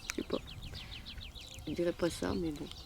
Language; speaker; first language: French; native; French